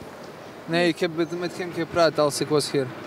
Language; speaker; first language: Dutch; non-native, learner; Ukrainian